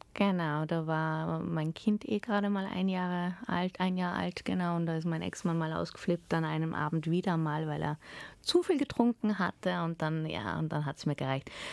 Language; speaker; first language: German; early bilingual, heritage; German